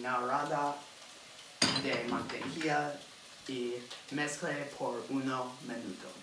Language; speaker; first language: Spanish; non-native, learner; English